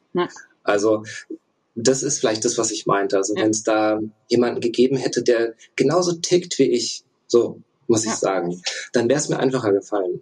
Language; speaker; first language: German; early bilingual, other home language; Russian